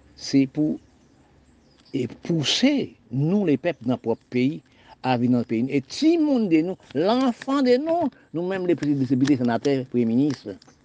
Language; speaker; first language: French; non-native, local second language; Haitian Creole